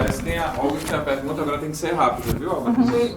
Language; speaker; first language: Portuguese; native; Portuguese